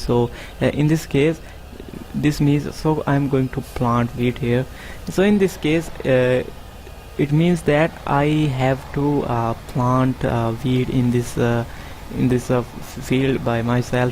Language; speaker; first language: English; non-native, fluent; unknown